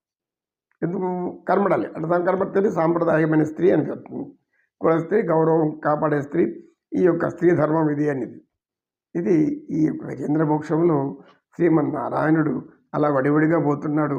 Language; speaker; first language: Telugu; native; Telugu